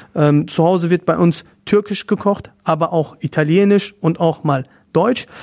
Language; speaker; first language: German; native; German